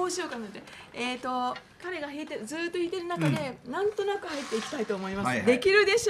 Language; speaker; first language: Japanese; native; Japanese